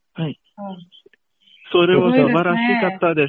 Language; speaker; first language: Japanese; non-native, learner; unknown